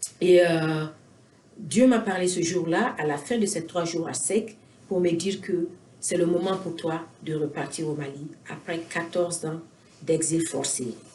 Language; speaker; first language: French; non-native, local second language; Bambara